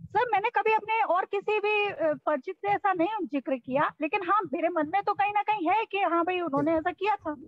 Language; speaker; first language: Hindi; native; Hindi